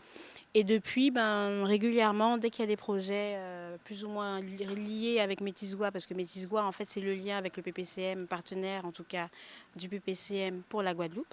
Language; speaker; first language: French; native; French